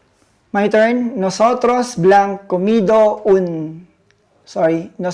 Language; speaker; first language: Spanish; non-native, learner; Filipino